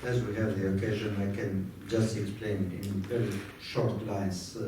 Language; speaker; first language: English; non-native, fluent; Albanian